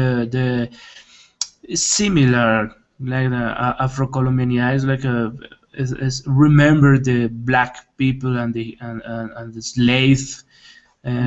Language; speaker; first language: English; non-native, learner; Spanish